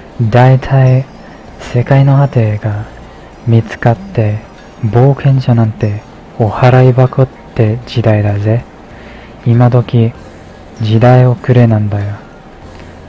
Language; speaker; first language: Japanese; non-native, fluent; English